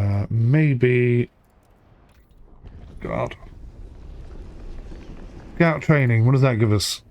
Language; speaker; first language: English; native; English